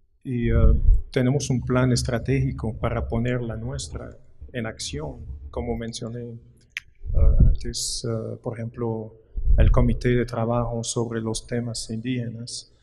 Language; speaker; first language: Spanish; non-native, fluent; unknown